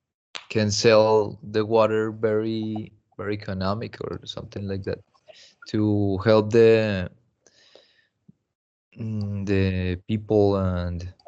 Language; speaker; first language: English; non-native, learner; Spanish